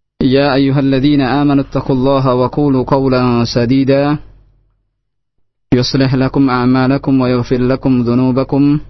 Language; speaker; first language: Arabic; non-native, fluent; Indonesian